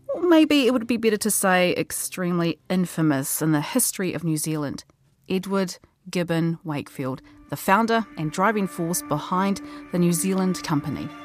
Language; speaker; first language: English; native; English